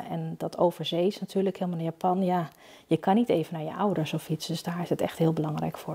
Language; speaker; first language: Dutch; native; Dutch